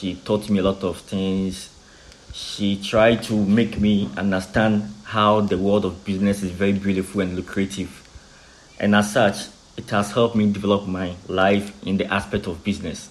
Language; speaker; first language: English; non-native, local second language; Akan